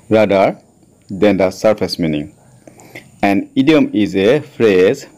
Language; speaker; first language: English; non-native, local second language; Assamese